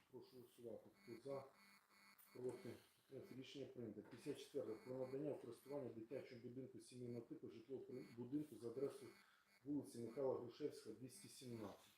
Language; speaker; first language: Ukrainian; native; Ukrainian